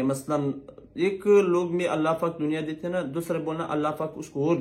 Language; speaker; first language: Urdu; non-native, local second language; Pashto